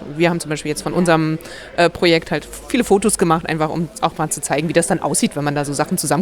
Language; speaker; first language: German; native; German